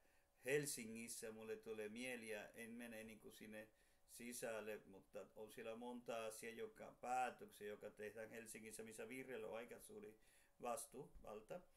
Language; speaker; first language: Finnish; non-native, fluent; Spanish